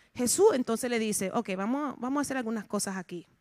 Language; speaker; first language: Spanish; early bilingual, heritage; Spanish